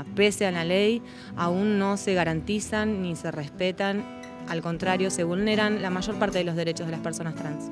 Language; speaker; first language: Spanish; native; Spanish